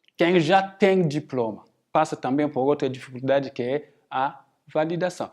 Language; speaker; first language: Portuguese; non-native, fluent; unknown